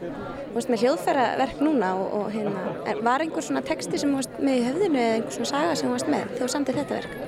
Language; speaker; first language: Icelandic; native; Icelandic